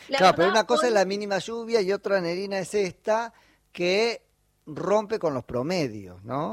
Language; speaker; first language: Spanish; native; Spanish